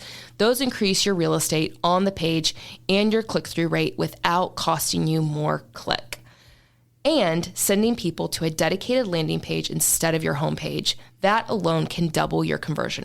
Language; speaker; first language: English; native; English